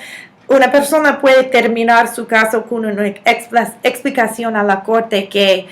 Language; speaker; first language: Spanish; non-native, fluent; English